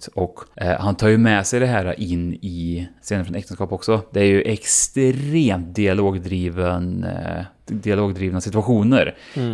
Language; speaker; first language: Swedish; native; Swedish